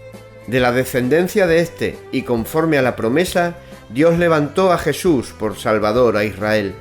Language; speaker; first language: Spanish; native; Spanish